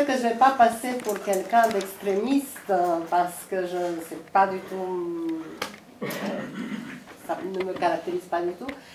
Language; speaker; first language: French; non-native, fluent; Romanian